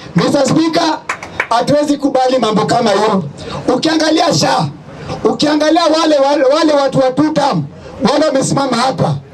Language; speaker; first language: Swahili; native; Swahili